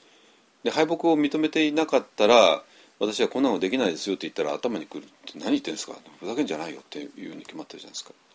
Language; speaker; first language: Japanese; native; Japanese